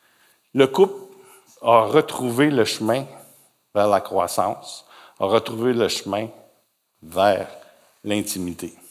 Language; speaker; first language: French; native; French